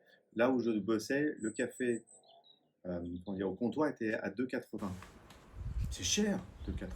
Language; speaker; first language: French; native; French